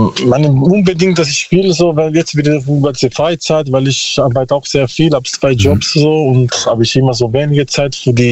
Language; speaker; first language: German; non-native, learner; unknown